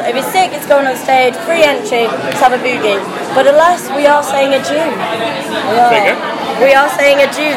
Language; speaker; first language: English; native; English